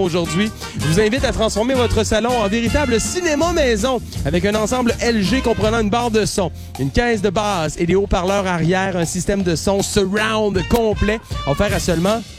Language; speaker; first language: French; native; French